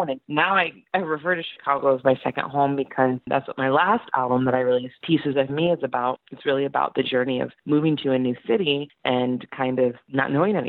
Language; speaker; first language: English; native; English